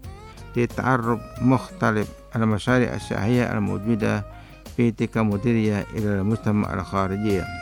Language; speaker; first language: Arabic; non-native, fluent; Indonesian